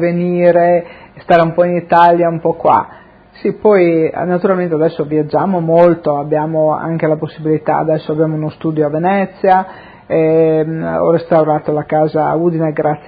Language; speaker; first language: Italian; native; Italian